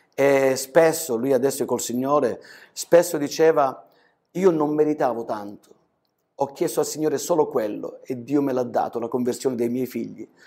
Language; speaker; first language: Italian; native; Italian